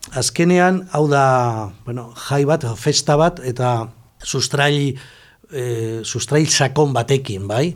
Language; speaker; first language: Basque; non-native, local second language; Spanish